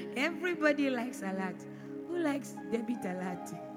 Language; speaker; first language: English; non-native, local second language; Bini